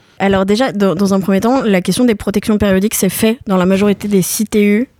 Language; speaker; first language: French; native; French